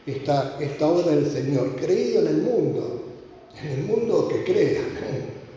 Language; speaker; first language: Spanish; native; Spanish